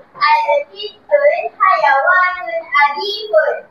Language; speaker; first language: Arabic; non-native, learner; Malay